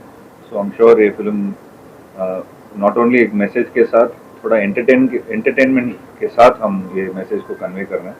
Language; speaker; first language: Hindi; non-native, local second language; Tamil